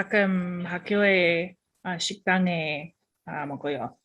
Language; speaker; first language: Korean; non-native, learner; English